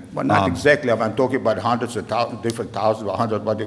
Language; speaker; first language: English; non-native, learner; Serbian